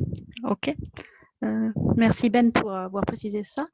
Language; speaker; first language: French; native; French